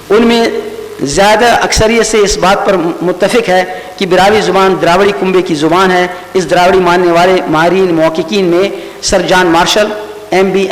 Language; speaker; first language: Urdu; non-native, local second language; Brahui